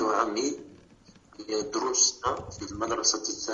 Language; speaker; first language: Arabic; non-native, learner; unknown